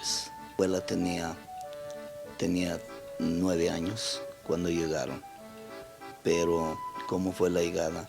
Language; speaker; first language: Spanish; non-native, local second language; Plautdietsch